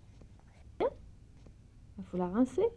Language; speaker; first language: French; native; French